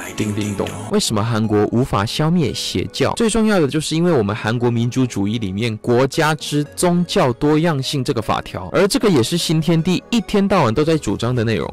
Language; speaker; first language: Chinese; non-native, fluent; Korean